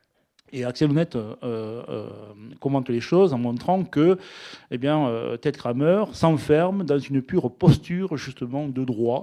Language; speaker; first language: French; native; French